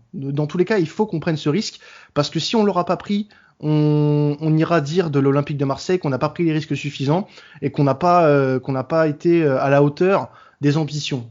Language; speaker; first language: French; native; French